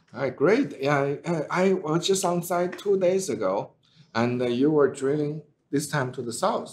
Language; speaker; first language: English; non-native, fluent; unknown